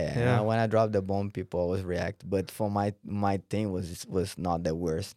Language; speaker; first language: English; non-native, fluent; Portuguese